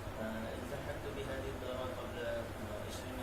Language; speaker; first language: Arabic; non-native, learner; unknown